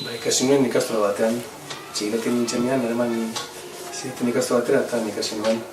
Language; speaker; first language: Basque; non-native, local second language; Spanish